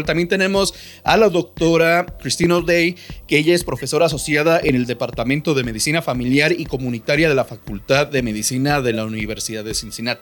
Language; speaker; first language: Spanish; native; Spanish